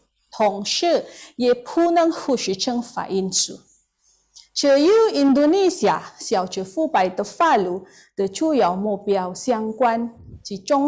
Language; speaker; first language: Chinese; non-native, learner; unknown